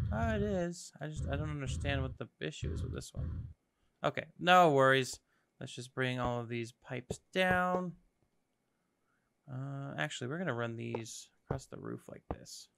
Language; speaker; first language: English; native; English